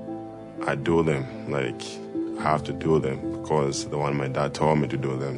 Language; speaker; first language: English; non-native, local second language; Swahili